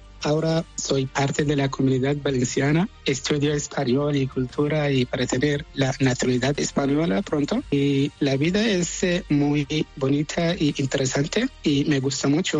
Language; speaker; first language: Spanish; non-native, learner; Arabic